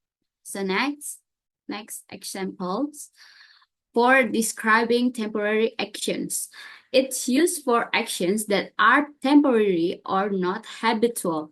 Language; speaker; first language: English; non-native, learner; Indonesian